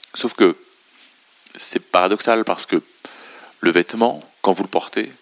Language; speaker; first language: French; non-native, local second language; Arabic